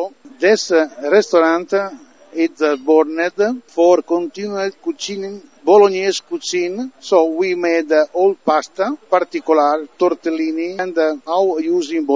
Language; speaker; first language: English; non-native, learner; Italian